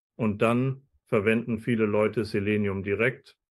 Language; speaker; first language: German; non-native, fluent; Spanish